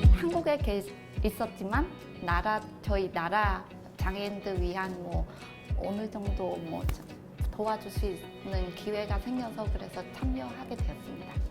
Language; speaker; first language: Korean; non-native, learner; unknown